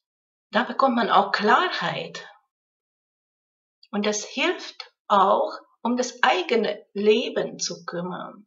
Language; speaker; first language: German; non-native, fluent; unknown